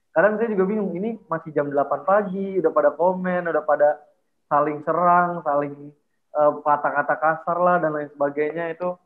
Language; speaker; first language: Indonesian; native; Indonesian